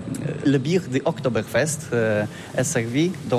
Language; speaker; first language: French; non-native, learner; Polish